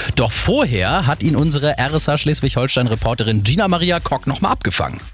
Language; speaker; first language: German; native; German